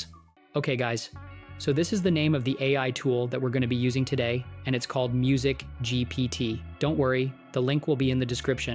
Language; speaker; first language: English; native; English